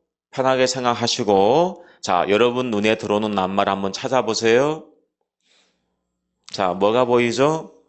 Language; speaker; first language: Korean; native; Korean